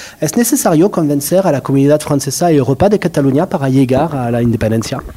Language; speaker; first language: Spanish; non-native, fluent; French